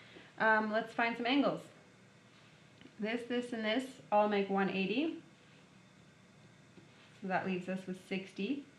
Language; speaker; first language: English; native; English